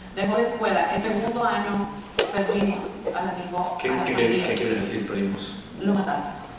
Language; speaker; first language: Spanish; early bilingual, heritage; Spanish